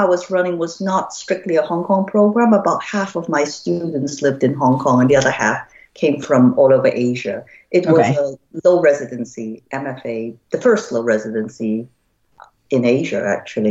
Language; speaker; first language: English; non-native, local second language; Cantonese